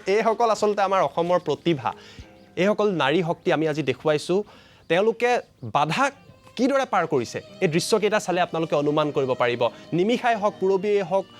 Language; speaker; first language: Assamese; native; Assamese